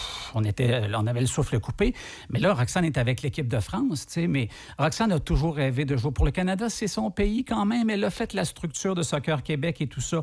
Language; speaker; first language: French; native; French